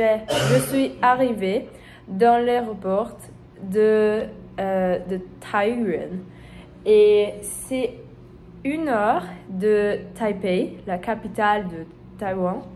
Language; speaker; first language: French; non-native, learner; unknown